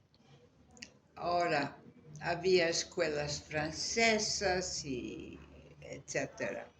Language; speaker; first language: Spanish; native; Spanish